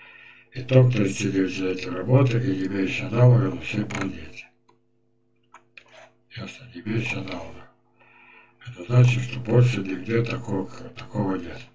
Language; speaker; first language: Russian; native; Russian